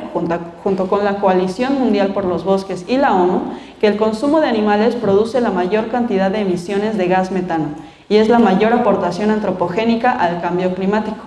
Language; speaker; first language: Spanish; native; Spanish